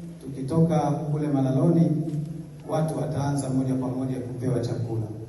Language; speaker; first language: Swahili; non-native, local second language; Bembe